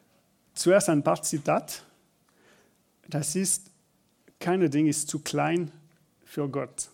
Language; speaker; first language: German; non-native, learner; French